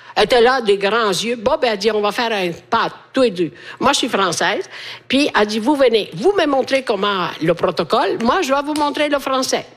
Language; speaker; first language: French; non-native, fluent; Italian